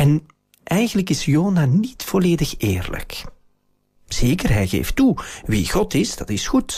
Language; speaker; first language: Dutch; native; Dutch